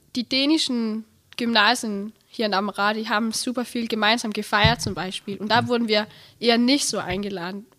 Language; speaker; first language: German; early bilingual, heritage; Danish